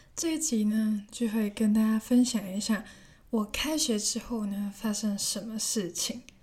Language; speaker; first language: Chinese; non-native, local second language; Cantonese